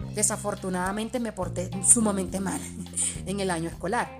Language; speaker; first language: Spanish; early bilingual, other home language; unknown